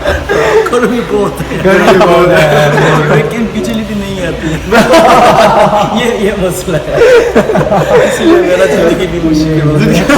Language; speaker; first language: Hindi; non-native, learner; Korean